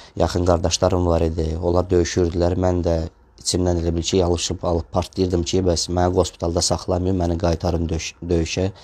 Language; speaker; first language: Azerbaijani; non-native, local second language; Russian